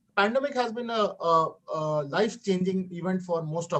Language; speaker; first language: Hindi; native; Hindi